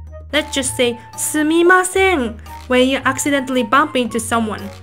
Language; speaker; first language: English; non-native, fluent; Japanese